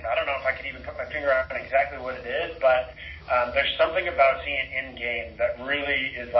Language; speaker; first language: English; native; English